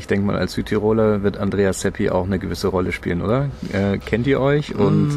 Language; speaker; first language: German; native; German